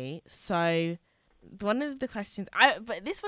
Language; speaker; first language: English; native; English